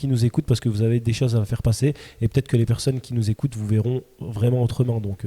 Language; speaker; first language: French; native; French